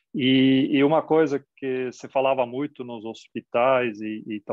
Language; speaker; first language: Portuguese; non-native, fluent; German